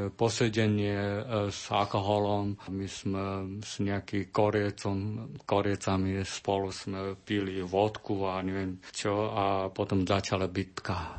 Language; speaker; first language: Slovak; non-native, learner; Chinese